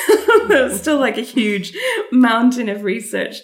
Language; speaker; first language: English; native; English